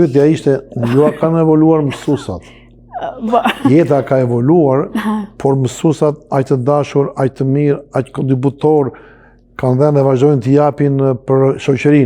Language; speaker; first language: Albanian; native; Albanian